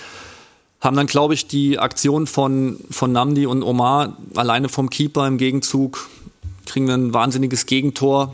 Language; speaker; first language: German; native; German